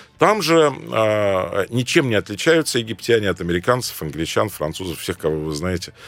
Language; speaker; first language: Russian; non-native, fluent; Arabic